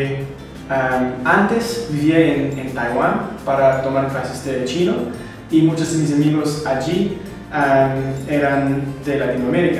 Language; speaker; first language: Spanish; non-native, fluent; English